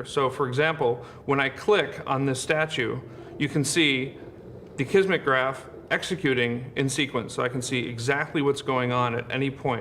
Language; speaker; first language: English; native; English